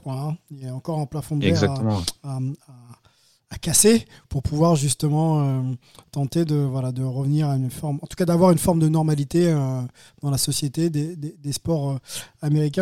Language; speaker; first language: French; native; French